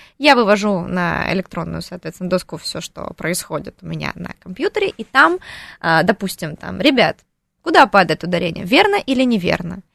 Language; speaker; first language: Russian; non-native, local second language; Ukrainian